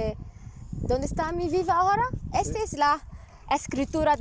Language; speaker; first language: Spanish; non-native, learner; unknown